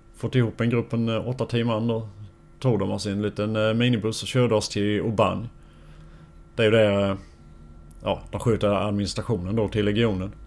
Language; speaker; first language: Swedish; native; Swedish